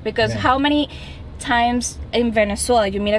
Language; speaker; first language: English; non-native, fluent; Spanish